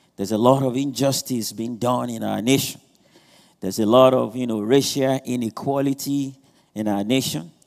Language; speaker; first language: English; non-native, local second language; Yoruba